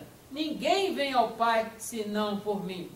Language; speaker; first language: Portuguese; native; Portuguese